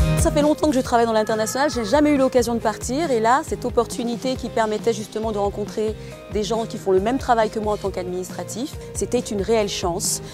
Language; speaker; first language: French; native; French